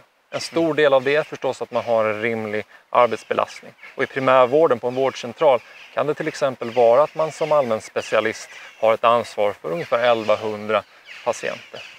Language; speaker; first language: Swedish; native; Swedish